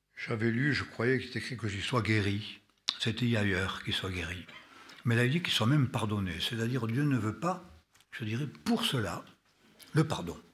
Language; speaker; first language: French; native; French